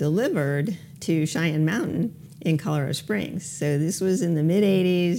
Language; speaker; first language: English; native; English